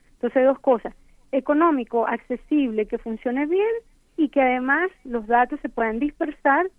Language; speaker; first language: Spanish; native; Spanish